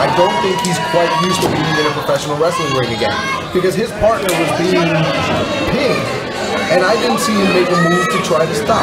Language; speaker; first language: English; native; English